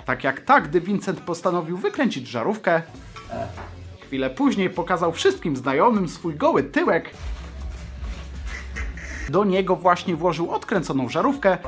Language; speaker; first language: Polish; native; Polish